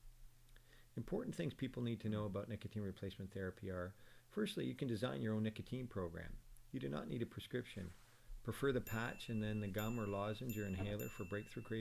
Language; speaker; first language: English; native; English